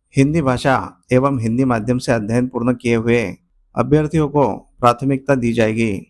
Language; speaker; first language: Hindi; non-native, local second language; Marathi